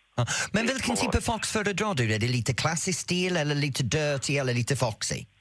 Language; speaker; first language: Swedish; non-native, fluent; English